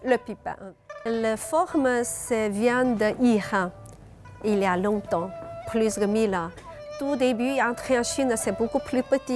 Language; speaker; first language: French; non-native, learner; Chinese